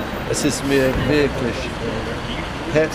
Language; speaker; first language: German; early bilingual, heritage; German